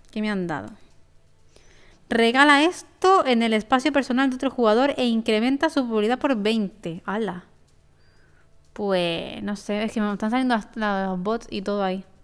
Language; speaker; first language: Spanish; native; Spanish